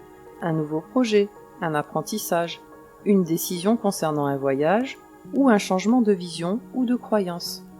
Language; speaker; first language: French; native; French